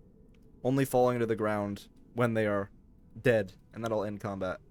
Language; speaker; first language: English; native; English